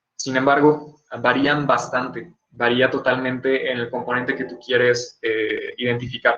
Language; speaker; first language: Spanish; native; Spanish